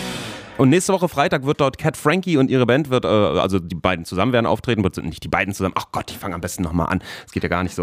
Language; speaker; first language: German; native; German